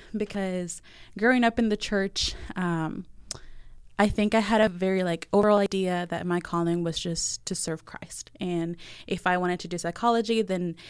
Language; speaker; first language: English; early bilingual, other home language; Spanish